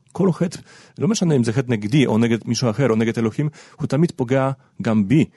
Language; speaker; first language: Hebrew; non-native, fluent; Polish